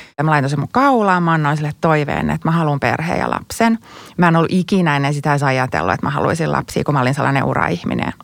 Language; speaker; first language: Finnish; native; Finnish